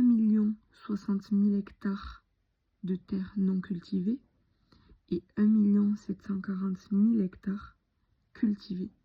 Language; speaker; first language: French; native; French